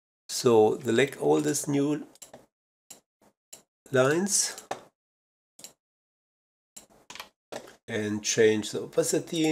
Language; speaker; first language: English; non-native, fluent; German